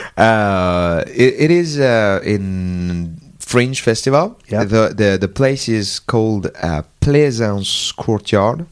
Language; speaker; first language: English; non-native, learner; French